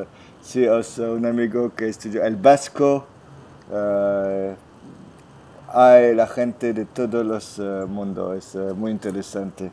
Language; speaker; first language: Spanish; non-native, learner; French